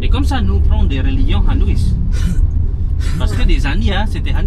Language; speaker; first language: French; non-native, learner; Balinese